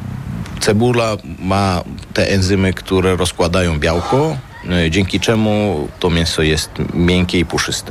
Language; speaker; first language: Polish; non-native, fluent; Armenian